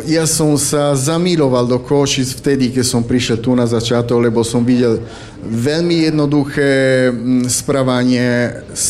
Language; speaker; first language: Slovak; non-native, fluent; Italian